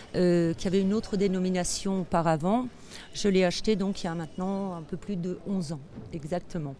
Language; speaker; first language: French; native; French